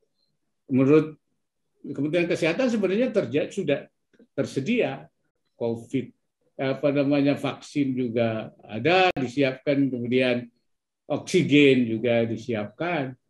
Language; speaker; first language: Indonesian; native; Indonesian